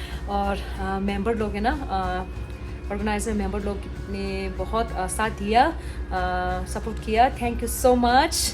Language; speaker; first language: Hindi; non-native, local second language; Tibetan